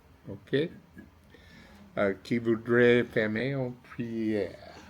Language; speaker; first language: French; non-native, learner; English